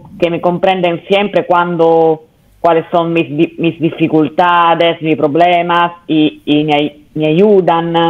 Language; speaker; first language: Spanish; non-native, fluent; Italian